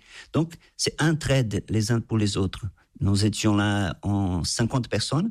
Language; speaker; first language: French; non-native, fluent; Portuguese